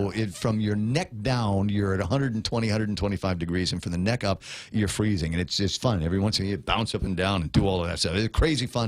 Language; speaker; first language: English; native; English